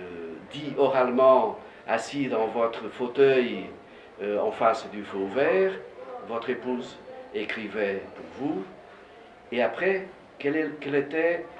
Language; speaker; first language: French; non-native, fluent; Portuguese